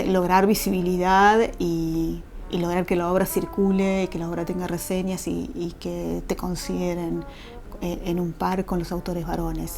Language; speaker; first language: Spanish; native; Spanish